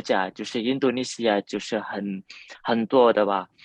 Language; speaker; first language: Chinese; non-native, learner; Indonesian